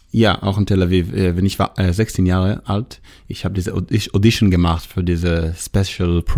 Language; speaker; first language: German; non-native, learner; Hebrew